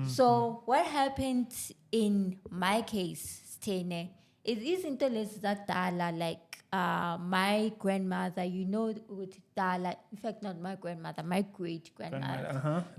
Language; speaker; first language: English; non-native, local second language; Zulu